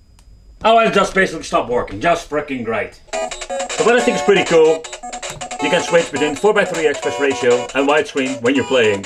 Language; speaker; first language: English; non-native, fluent; Dutch